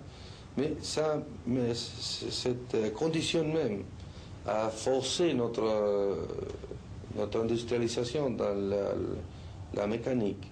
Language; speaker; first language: French; non-native, learner; Spanish